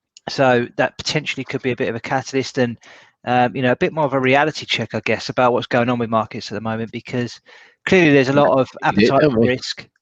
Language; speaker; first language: English; native; English